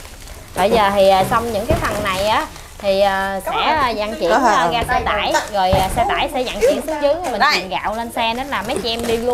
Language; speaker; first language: Vietnamese; native; Vietnamese